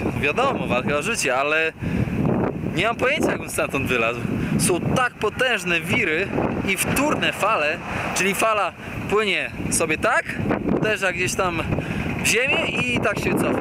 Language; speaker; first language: Polish; native; Polish